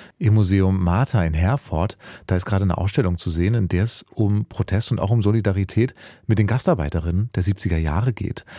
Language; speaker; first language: German; early bilingual, other home language; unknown